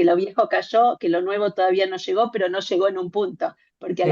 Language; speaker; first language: Spanish; native; Spanish